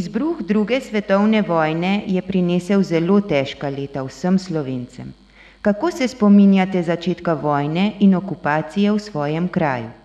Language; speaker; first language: Slovenian; native; Slovenian